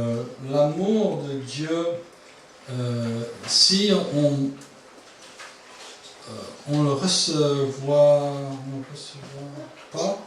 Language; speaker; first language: French; non-native, fluent; English